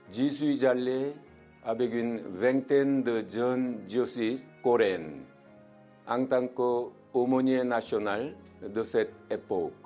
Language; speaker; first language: French; non-native, fluent; Korean